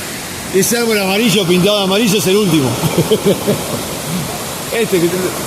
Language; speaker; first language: Spanish; native; Spanish